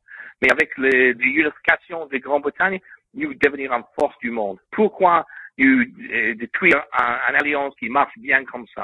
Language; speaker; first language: French; non-native, learner; English